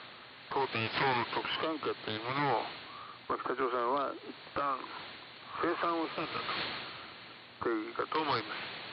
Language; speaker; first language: Japanese; native; Japanese